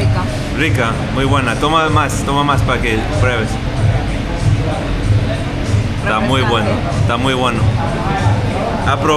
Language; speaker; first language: Spanish; non-native, fluent; English